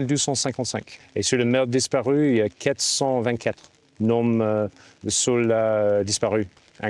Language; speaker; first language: French; non-native, fluent; English